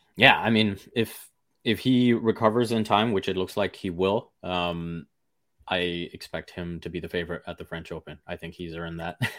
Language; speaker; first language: English; early bilingual, other home language; Hindi